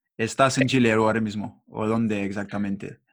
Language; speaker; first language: Spanish; non-native, learner; English